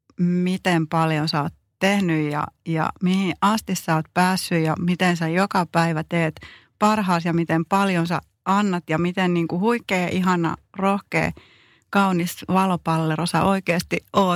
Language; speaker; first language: Finnish; native; Finnish